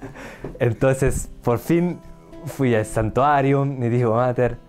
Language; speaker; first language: Spanish; non-native, learner; Hungarian